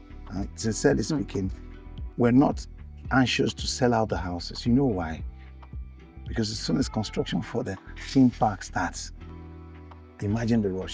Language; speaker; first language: English; non-native, local second language; Igbo